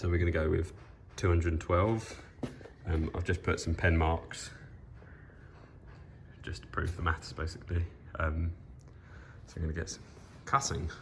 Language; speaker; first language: English; native; English